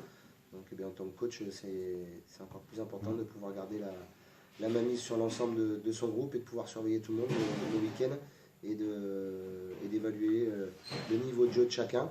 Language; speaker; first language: French; native; French